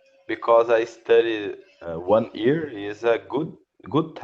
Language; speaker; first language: English; non-native, learner; Portuguese